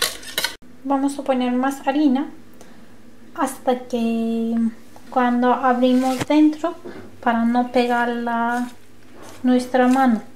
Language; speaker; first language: Spanish; non-native, learner; Turkish